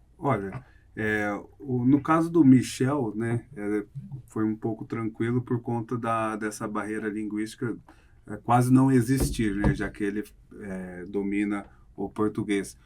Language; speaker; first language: Portuguese; native; Portuguese